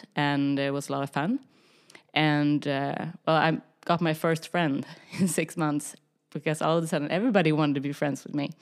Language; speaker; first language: English; early bilingual, other home language; Swedish